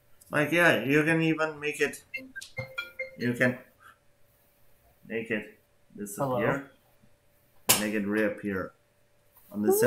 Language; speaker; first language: English; non-native, fluent; Albanian